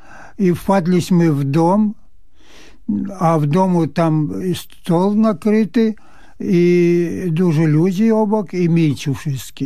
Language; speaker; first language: Polish; early bilingual, heritage; Polish